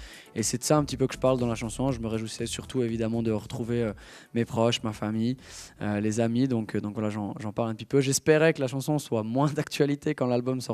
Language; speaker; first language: French; native; French